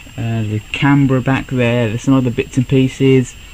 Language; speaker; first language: English; native; English